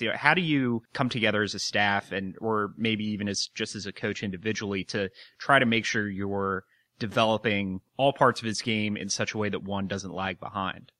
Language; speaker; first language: English; native; English